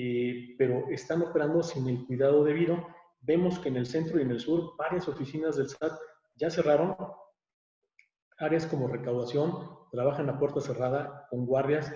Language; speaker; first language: Spanish; native; Spanish